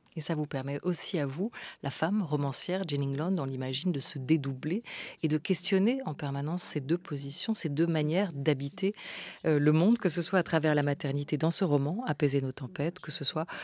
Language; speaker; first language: French; native; French